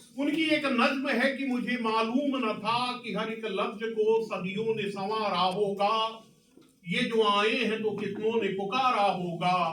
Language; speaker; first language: Hindi; non-native, local second language; Bhojpuri